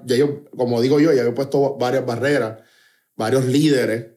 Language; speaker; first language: Spanish; native; Spanish